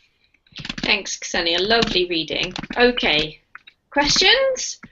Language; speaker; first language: English; native; English